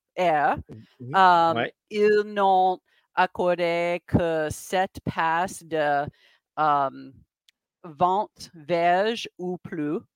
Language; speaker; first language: French; non-native, learner; English